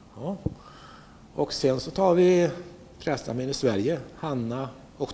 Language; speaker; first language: Swedish; native; Swedish